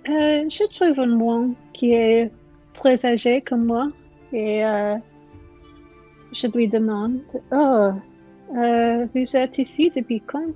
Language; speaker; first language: French; non-native, learner; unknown